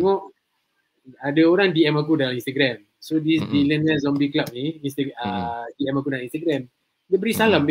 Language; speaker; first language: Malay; native; Malay